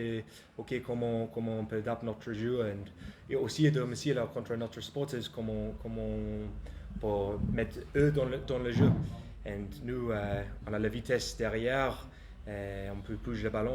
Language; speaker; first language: French; non-native, learner; English